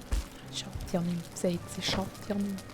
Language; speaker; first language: German; native; German